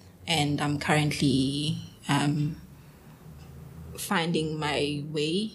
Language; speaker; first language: English; non-native, local second language; Zulu